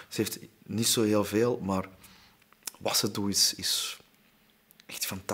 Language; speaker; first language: Dutch; native; Dutch